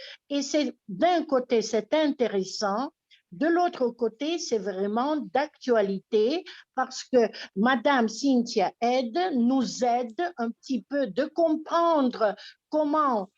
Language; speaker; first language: French; non-native, fluent; Russian